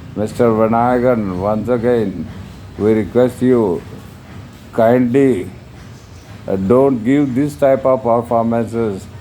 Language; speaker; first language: English; non-native, local second language; Telugu